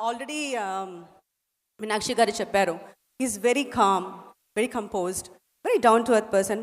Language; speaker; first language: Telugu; non-native, learner; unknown